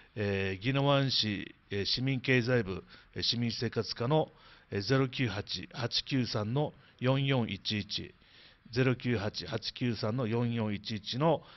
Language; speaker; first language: Japanese; native; Japanese